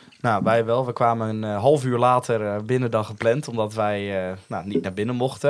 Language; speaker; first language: Dutch; native; Dutch